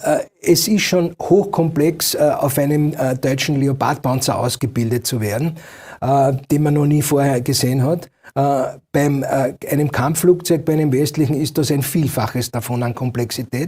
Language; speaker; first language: German; native; German